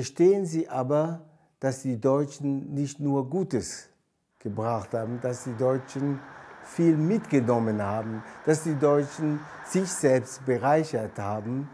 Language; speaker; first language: German; non-native, fluent; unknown